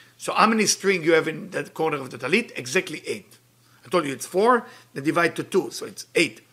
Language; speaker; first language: English; non-native, fluent; Hebrew